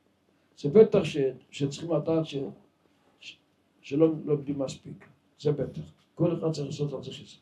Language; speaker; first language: Hebrew; non-native, local second language; Yiddish